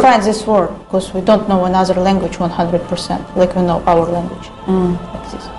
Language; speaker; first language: English; non-native, learner; Russian